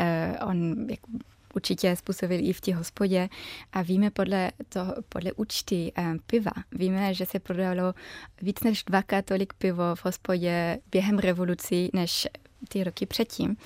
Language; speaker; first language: Czech; early bilingual, heritage; German